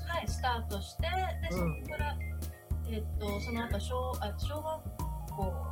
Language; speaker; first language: Japanese; native; Japanese